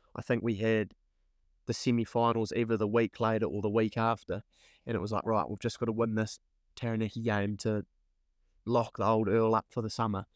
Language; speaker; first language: English; native; English